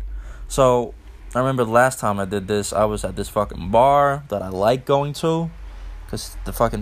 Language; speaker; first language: English; non-native, fluent; Danish